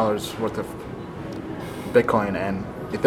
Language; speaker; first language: English; native; English